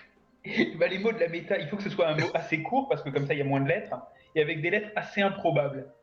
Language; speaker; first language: French; native; French